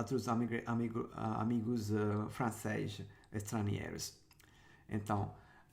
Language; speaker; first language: Portuguese; non-native, fluent; Sinhala